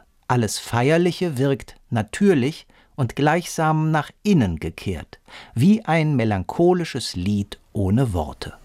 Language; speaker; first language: German; native; German